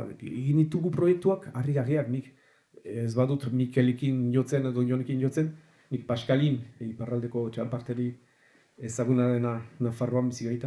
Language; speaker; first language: Basque; native; Basque